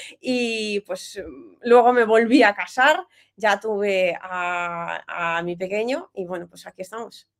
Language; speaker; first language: Spanish; non-native, fluent; Russian